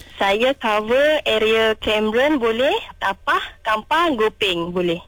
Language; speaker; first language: Malay; non-native, local second language; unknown